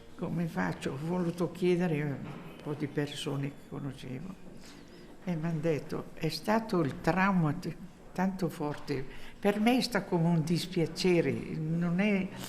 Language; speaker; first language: Italian; early bilingual, heritage; Italian